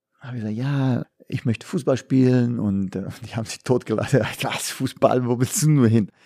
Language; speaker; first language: German; non-native, fluent; Bosnian